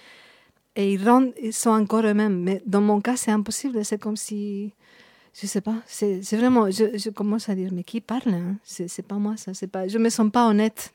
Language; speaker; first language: French; non-native, fluent; Spanish